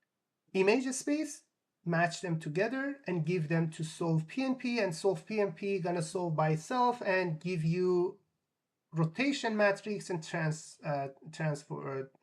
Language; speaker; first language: English; non-native, fluent; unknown